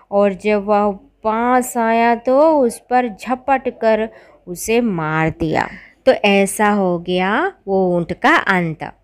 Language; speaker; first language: Hindi; non-native, local second language; Malayalam